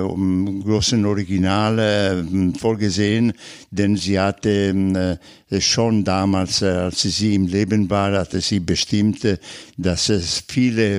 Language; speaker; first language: German; non-native, fluent; Italian